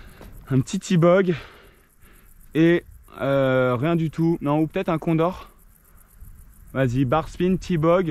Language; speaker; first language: French; native; French